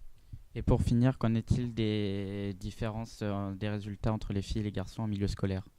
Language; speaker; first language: French; native; French